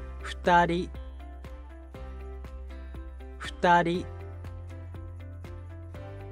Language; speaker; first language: Japanese; native; Japanese